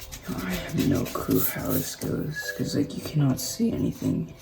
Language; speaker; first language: English; native; English